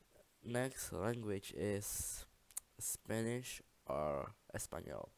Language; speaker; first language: English; non-native, learner; Czech